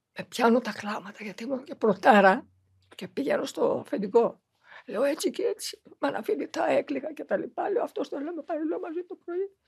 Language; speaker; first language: Greek; early bilingual, heritage; Greek